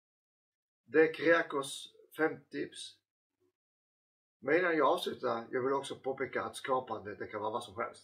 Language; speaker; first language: Swedish; non-native, fluent; French